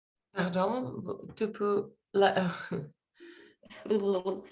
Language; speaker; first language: French; non-native, learner; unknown